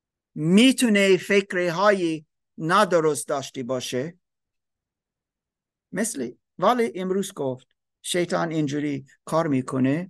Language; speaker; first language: Persian; non-native, learner; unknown